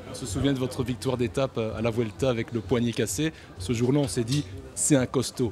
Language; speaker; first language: French; native; French